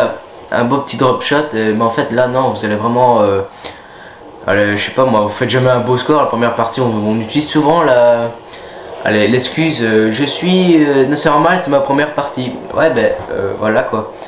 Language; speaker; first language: French; native; French